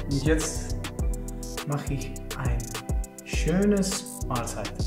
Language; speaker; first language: German; non-native, learner; Dutch